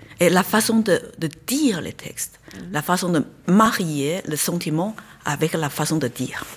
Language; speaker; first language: French; non-native, fluent; Chinese